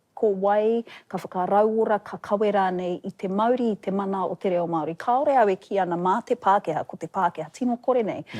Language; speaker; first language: Māori; native; Māori